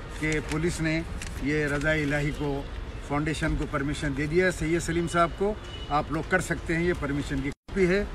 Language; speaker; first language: Urdu; native; Urdu